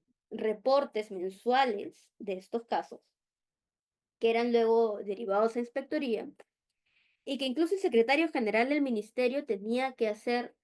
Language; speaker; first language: Spanish; native; Spanish